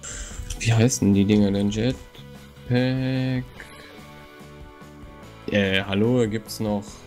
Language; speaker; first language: German; native; German